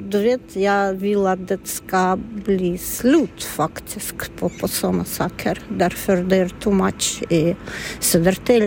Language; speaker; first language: Swedish; non-native, fluent; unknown